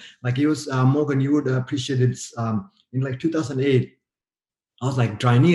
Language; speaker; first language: English; non-native, fluent; Sinhala